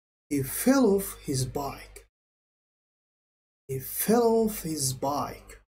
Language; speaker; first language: English; non-native, fluent; Azerbaijani